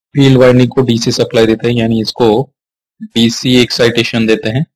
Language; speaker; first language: Hindi; non-native, local second language; Marathi